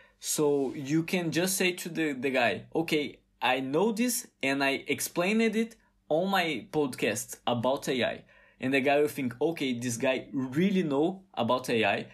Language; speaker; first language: English; non-native, fluent; Portuguese